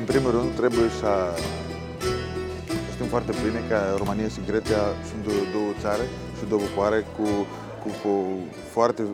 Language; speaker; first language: Romanian; non-native, fluent; Greek